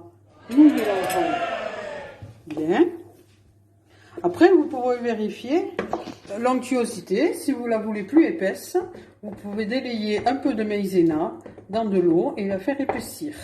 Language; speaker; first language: French; native; French